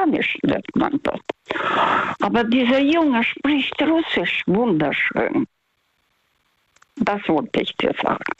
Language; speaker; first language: German; non-native, fluent; Russian